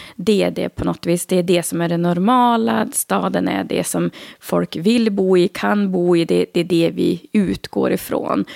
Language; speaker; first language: Swedish; native; Swedish